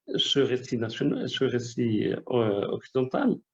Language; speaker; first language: French; non-native, local second language; Arabic